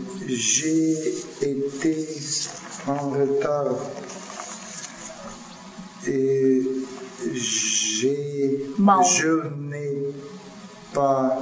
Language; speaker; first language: French; non-native, learner; Russian